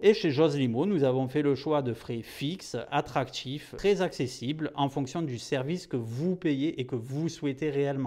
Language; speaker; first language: French; native; French